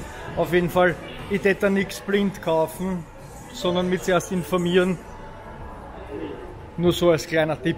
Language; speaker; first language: German; native; German